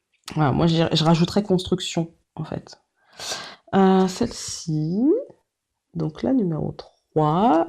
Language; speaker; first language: French; native; French